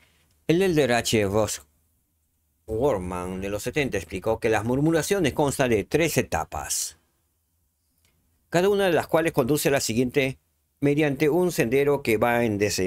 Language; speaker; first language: Spanish; native; Spanish